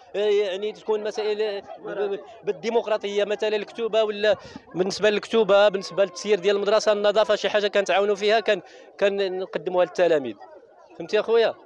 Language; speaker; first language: Arabic; native; Arabic